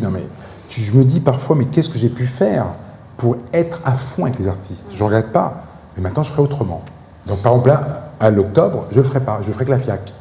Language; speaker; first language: French; native; French